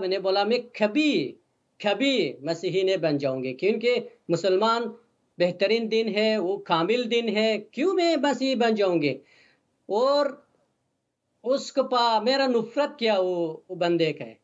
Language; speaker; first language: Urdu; non-native, learner; Persian